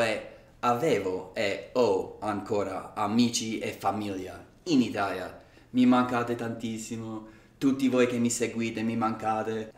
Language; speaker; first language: Italian; non-native, fluent; English